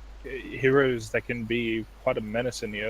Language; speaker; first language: English; native; English